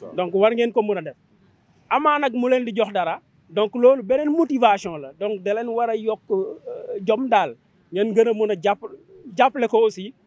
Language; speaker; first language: Wolof; non-native, local second language; Serer